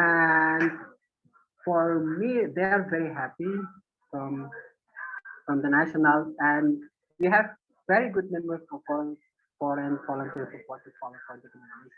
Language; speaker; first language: English; non-native, learner; Indonesian